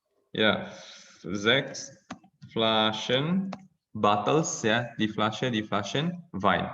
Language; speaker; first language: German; non-native, fluent; Indonesian